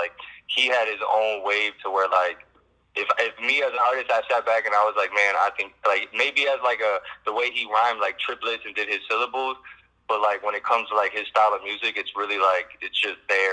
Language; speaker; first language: English; native; English